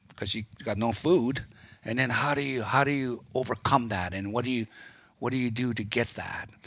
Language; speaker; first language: English; native; English